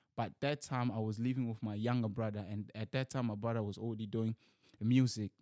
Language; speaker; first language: English; early bilingual, other home language; Lingala